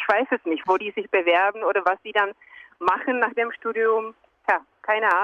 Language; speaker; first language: German; non-native, fluent; Czech